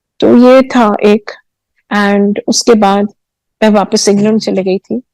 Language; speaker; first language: Hindi; early bilingual, heritage; Hindi